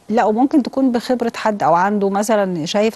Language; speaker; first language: Arabic; native; Arabic